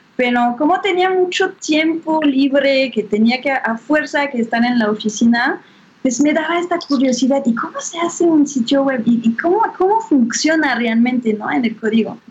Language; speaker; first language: Spanish; non-native, fluent; French